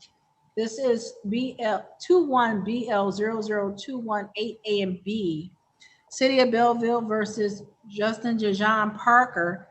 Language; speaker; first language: English; native; English